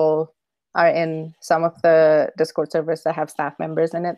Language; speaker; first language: English; non-native, fluent; Indonesian